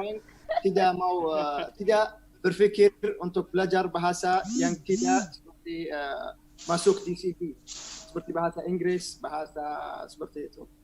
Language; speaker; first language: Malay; non-native, learner; Arabic